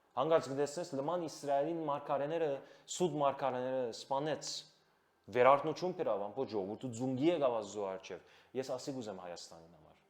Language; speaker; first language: Armenian; early bilingual, heritage; Armenian